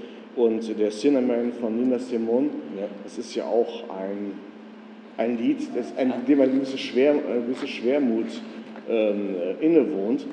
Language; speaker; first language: German; native; German